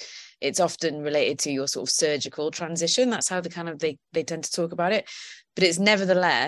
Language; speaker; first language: English; native; English